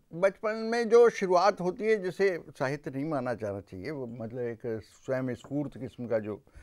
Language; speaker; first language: Hindi; native; Hindi